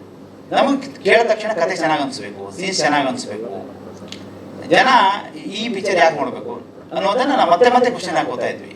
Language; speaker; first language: Kannada; native; Kannada